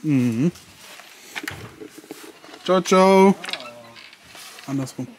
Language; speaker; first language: German; native; German